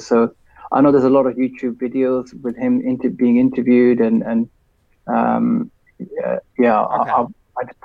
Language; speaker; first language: English; native; English